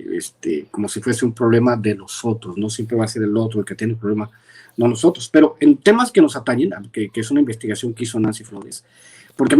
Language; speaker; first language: Spanish; native; Spanish